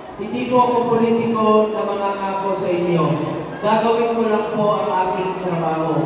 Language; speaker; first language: Filipino; non-native, local second language; Cebuano